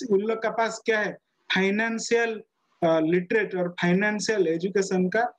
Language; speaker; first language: Hindi; non-native, local second language; Odia